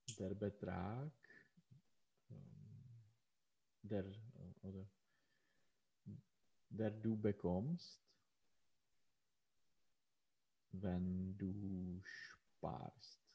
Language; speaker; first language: German; non-native, learner; Czech